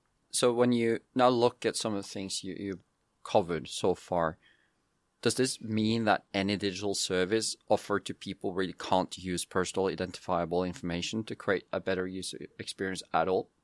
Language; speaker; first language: English; non-native, fluent; Norwegian